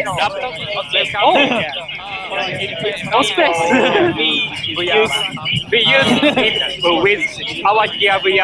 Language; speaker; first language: English; non-native, learner; Japanese